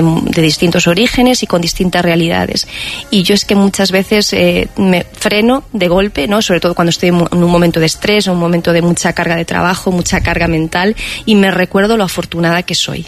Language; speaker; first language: Spanish; native; Spanish